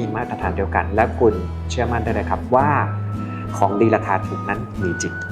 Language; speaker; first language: Thai; native; Thai